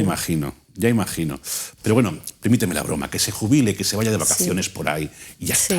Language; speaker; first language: Spanish; native; Spanish